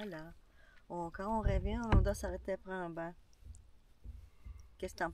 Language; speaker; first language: French; non-native, learner; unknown